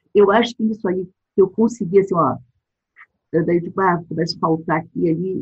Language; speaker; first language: Portuguese; native; Portuguese